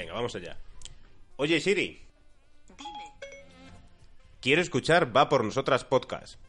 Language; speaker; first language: Spanish; native; Spanish